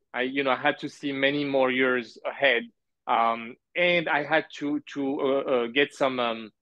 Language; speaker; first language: English; early bilingual, heritage; Arabic